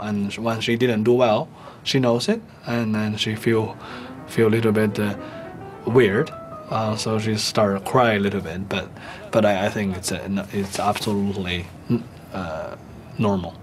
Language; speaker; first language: English; non-native, fluent; Chinese